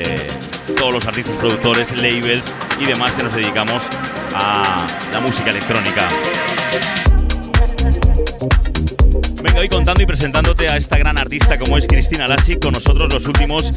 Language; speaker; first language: Spanish; native; Spanish